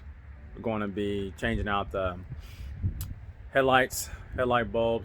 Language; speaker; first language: English; native; English